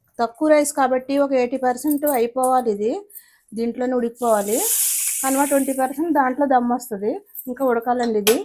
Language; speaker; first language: Telugu; native; Telugu